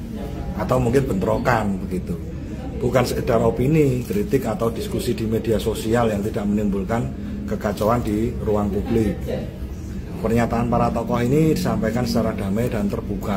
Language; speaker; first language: Indonesian; native; Indonesian